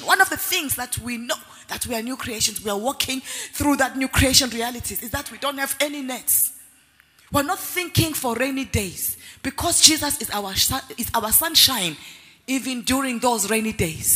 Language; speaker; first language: English; non-native, local second language; Zulu